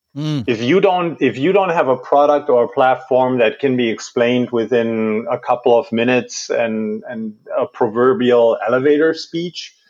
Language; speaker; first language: English; non-native, fluent; German